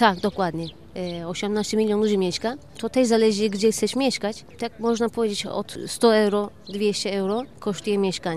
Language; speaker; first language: Polish; non-native, learner; Turkish